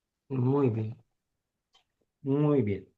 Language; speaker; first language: Spanish; non-native, fluent; Urdu